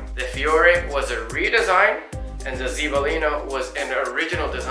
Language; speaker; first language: English; native; English